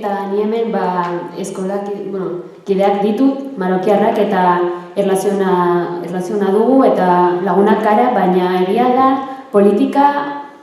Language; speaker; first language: Basque; early bilingual, other home language; Arabic